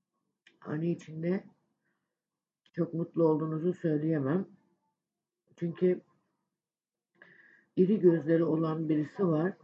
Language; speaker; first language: Turkish; native; Turkish